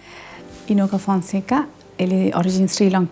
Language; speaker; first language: French; non-native, learner; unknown